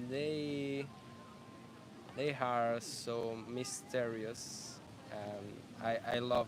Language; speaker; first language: English; non-native, learner; Italian